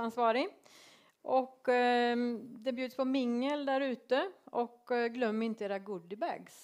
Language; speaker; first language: Swedish; native; Swedish